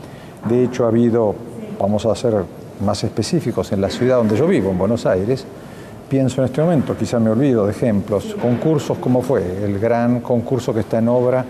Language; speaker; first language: Spanish; native; Spanish